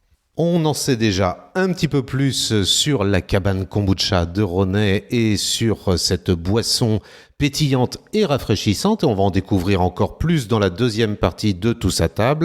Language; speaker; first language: French; native; French